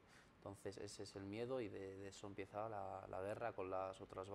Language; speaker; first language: Spanish; early bilingual, other home language; Arabic